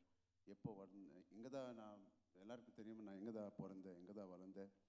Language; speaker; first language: Tamil; non-native, learner; Telugu